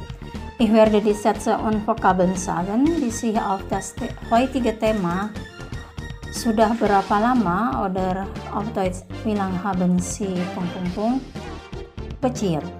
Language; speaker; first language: German; non-native, fluent; Indonesian